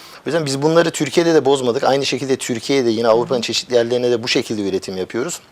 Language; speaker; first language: Turkish; early bilingual, heritage; Turkish